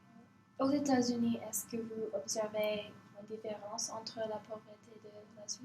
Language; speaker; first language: French; non-native, learner; English